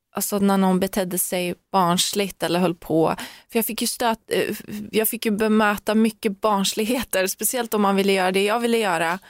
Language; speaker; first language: Swedish; early bilingual, other home language; Persian